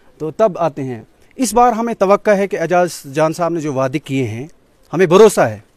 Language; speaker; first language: Hindi; non-native, local second language; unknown